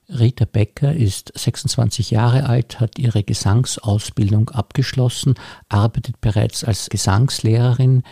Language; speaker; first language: German; native; German